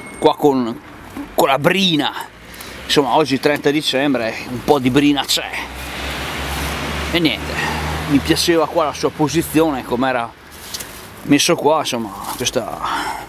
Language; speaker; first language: Italian; native; Italian